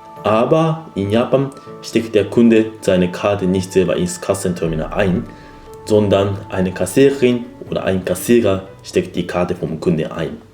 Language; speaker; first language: German; non-native, fluent; Japanese